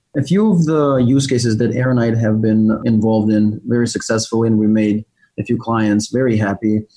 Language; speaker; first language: English; non-native, fluent; Ukrainian